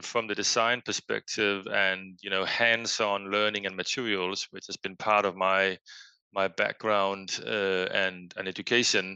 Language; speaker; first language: English; non-native, fluent; Danish